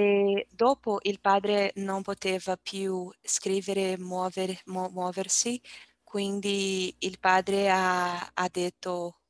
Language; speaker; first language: Italian; non-native, learner; Portuguese